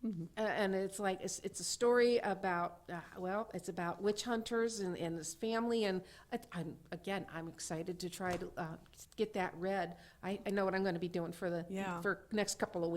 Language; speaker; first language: English; native; English